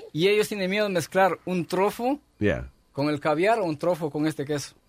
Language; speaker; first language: Spanish; native; Spanish